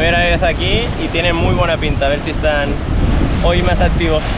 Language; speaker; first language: Spanish; native; Spanish